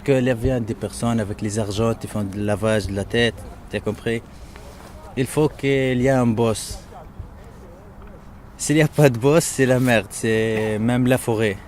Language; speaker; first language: French; non-native, learner; Arabic